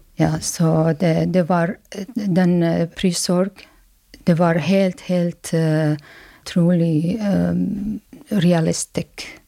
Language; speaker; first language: Norwegian; non-native, learner; Arabic